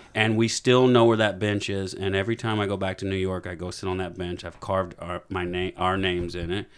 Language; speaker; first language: English; native; English